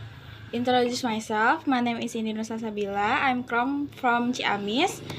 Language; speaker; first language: English; non-native, learner; Indonesian